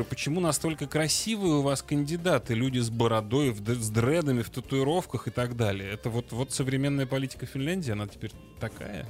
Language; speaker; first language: Russian; native; Russian